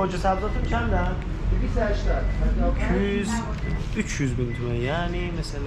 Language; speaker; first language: Turkish; non-native, fluent; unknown